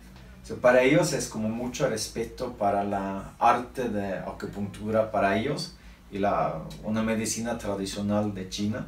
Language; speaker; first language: Spanish; non-native, learner; Norwegian